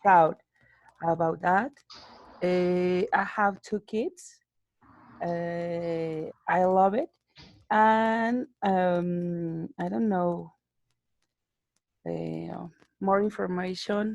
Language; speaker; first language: English; non-native, learner; Spanish